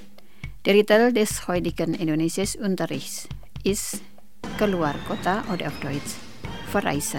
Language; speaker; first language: German; non-native, fluent; Indonesian